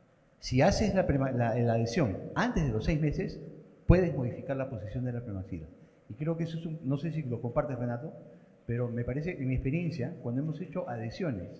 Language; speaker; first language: Spanish; native; Spanish